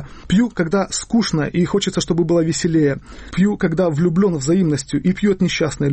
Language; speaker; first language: Russian; native; Russian